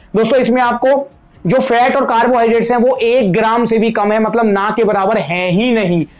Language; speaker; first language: Hindi; native; Hindi